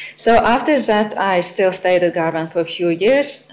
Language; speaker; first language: English; non-native, fluent; Latvian